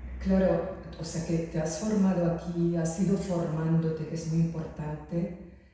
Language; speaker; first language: Spanish; native; Spanish